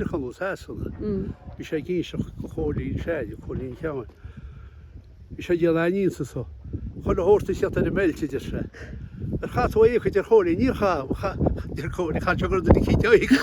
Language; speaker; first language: Irish; native; Irish